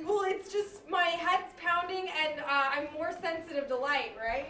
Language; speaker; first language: English; native; English